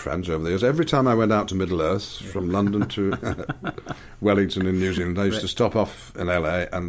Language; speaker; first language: English; native; English